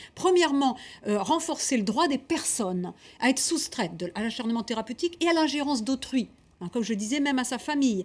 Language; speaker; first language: French; native; French